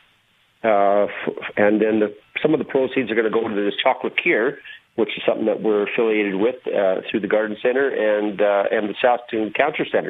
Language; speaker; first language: English; native; English